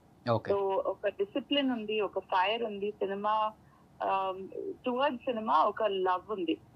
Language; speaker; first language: Telugu; non-native, fluent; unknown